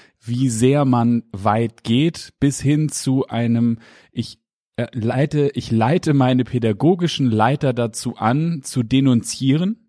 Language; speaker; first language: German; native; German